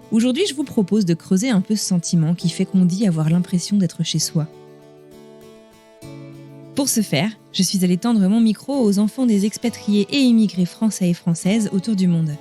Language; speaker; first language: French; native; French